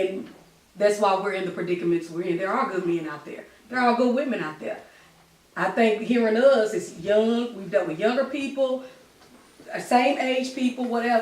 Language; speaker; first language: English; native; English